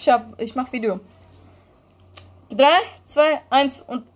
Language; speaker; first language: German; early bilingual, other home language; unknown